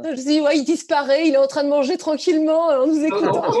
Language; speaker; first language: French; native; French